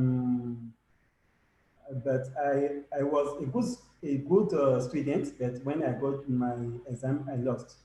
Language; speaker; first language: English; non-native, learner; French